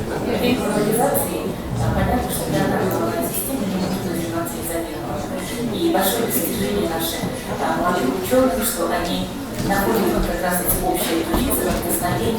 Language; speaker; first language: Russian; native; Russian